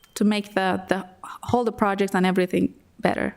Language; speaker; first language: English; non-native, fluent; Persian